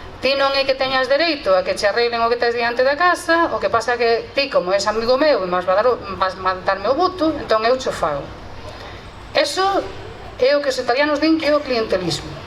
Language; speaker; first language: Galician; non-native, local second language; Spanish